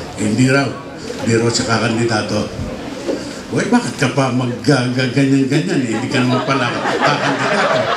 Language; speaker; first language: Filipino; native; Filipino